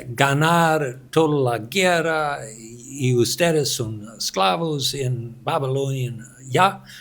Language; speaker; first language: Spanish; non-native, learner; English